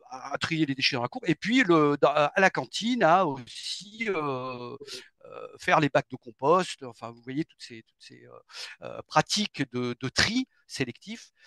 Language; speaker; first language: French; native; French